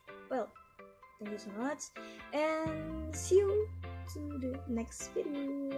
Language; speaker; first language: English; non-native, learner; Indonesian